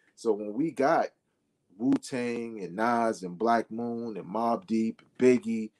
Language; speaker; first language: English; native; English